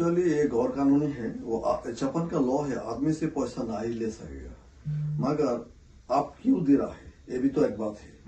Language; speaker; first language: Hindi; non-native, local second language; Bangla